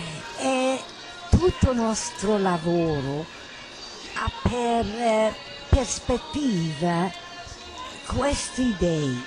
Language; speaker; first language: Italian; non-native, fluent; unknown